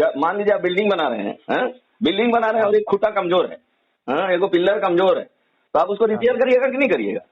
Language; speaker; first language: Hindi; native; Hindi